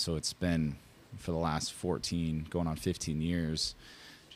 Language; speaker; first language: English; native; English